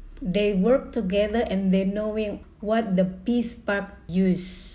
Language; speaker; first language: English; non-native, learner; Indonesian